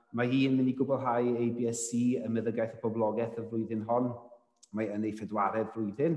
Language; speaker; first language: Welsh; native; Welsh